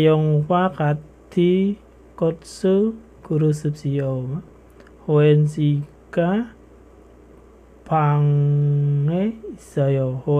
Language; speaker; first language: Korean; non-native, fluent; Khmer